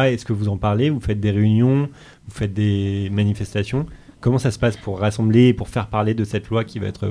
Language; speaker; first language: French; native; French